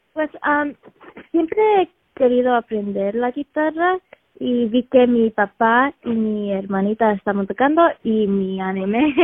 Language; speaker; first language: Spanish; early bilingual, heritage; Spanish